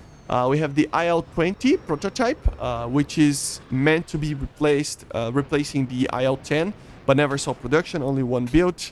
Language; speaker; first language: English; non-native, fluent; Portuguese